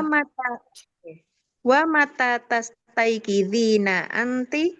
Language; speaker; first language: Arabic; non-native, learner; Indonesian